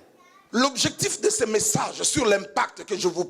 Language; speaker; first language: French; non-native, local second language; Lingala